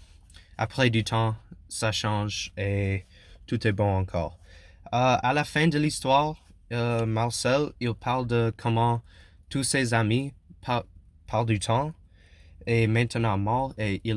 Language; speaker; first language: French; non-native, learner; English